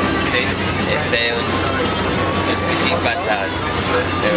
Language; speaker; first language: French; non-native, learner; English